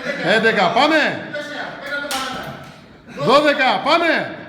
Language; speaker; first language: Greek; native; Greek